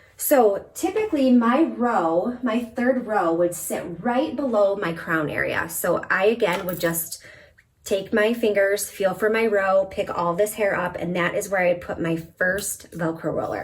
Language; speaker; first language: English; native; English